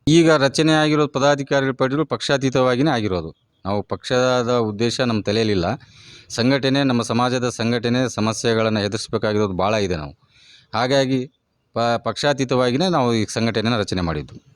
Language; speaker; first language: Kannada; non-native, local second language; Lambadi